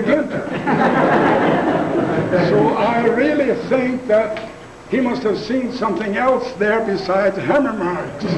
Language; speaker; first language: English; non-native, local second language; Plautdietsch